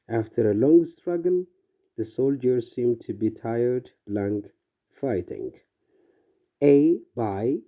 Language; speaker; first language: English; non-native, local second language; Amharic